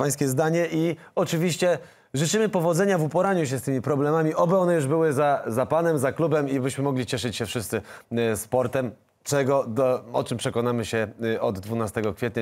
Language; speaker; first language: Polish; native; Polish